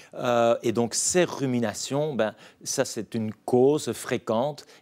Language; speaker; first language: French; native; French